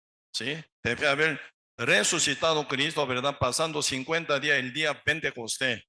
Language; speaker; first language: Spanish; non-native, learner; Korean